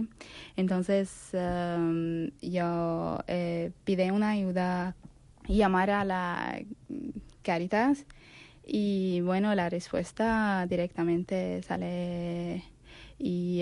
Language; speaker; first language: Spanish; non-native, learner; Arabic